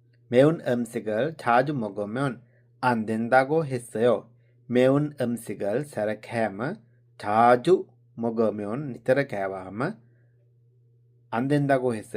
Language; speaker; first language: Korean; non-native, fluent; Sinhala